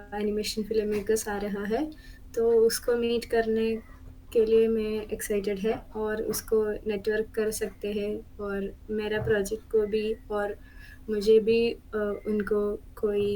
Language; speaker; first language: Hindi; non-native, local second language; Malayalam